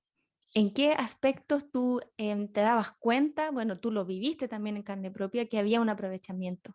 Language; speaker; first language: Spanish; native; Spanish